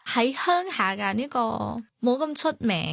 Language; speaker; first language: Cantonese; non-native, learner; Thai